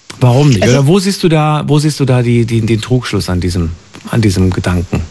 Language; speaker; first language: German; native; German